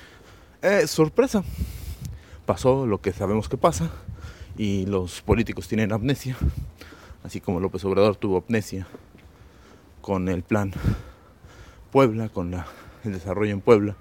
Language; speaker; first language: Spanish; native; Spanish